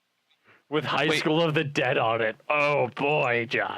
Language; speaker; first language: English; native; English